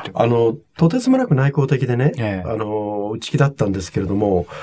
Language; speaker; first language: Japanese; native; Japanese